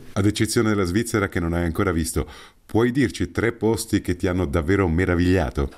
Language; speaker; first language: Italian; native; Italian